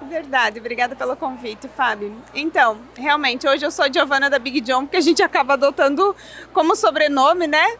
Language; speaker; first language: Portuguese; non-native, local second language; German